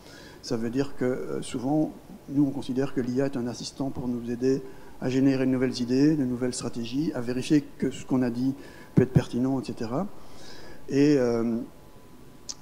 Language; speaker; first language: French; native; French